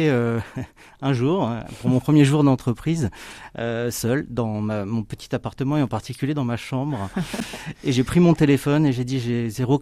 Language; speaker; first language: French; native; French